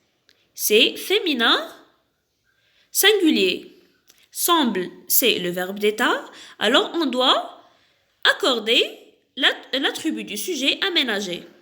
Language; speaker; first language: French; non-native, local second language; Arabic